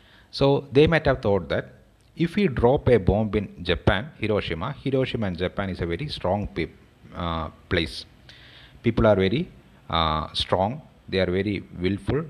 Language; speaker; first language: English; non-native, local second language; Malayalam